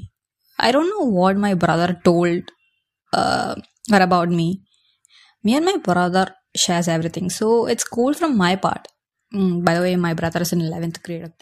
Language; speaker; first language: English; non-native, local second language; Malayalam